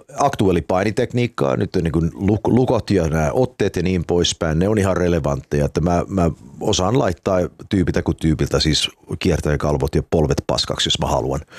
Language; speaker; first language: Finnish; early bilingual, heritage; Finnish